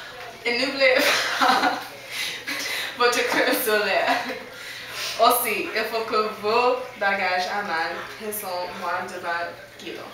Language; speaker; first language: French; non-native, learner; English